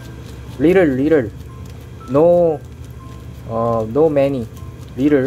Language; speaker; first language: English; non-native, learner; Korean